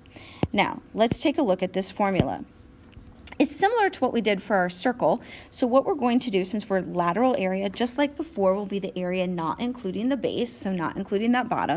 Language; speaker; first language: English; native; English